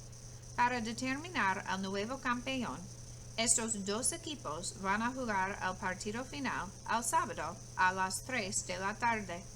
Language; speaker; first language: Spanish; non-native, fluent; English